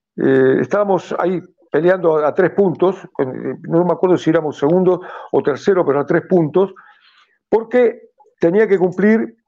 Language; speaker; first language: Spanish; native; Spanish